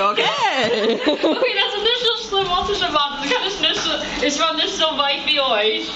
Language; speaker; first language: German; non-native, learner; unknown